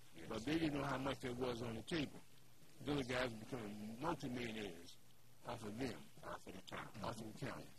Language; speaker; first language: English; native; English